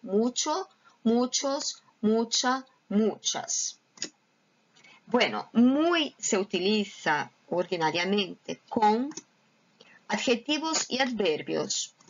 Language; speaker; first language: Spanish; non-native, fluent; Portuguese